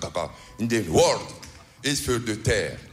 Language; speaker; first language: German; non-native, learner; French